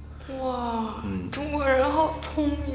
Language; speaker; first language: Chinese; non-native, learner; Ukrainian